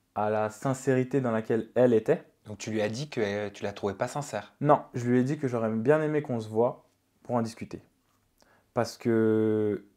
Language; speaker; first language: French; native; French